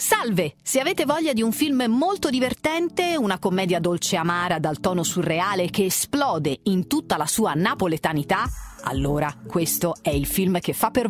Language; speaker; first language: Italian; native; Italian